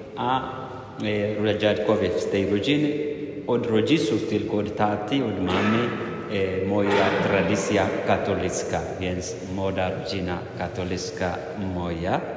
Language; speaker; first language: Polish; non-native, fluent; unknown